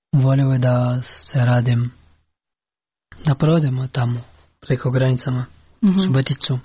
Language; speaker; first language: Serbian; non-native, learner; Pashto